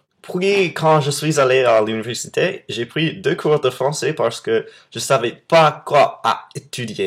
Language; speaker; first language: French; non-native, fluent; English